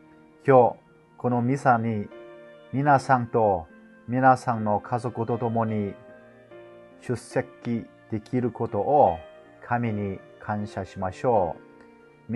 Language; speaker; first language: Japanese; non-native, fluent; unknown